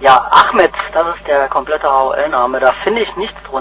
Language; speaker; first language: German; native; German